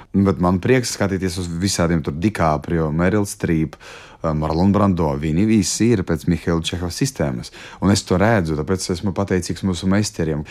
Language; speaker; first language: Latvian; non-native, local second language; Russian